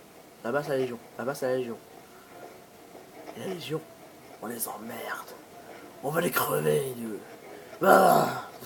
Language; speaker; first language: French; native; French